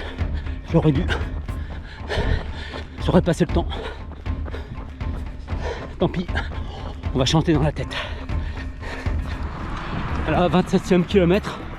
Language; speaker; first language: French; native; French